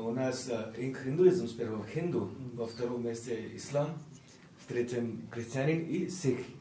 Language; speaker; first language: Russian; non-native, learner; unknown